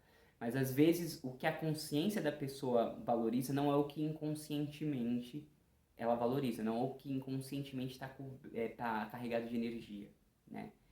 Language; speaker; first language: Portuguese; native; Portuguese